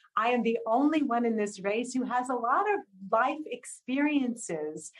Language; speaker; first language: English; native; English